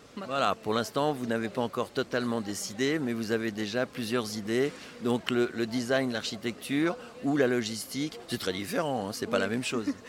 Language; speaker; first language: French; native; French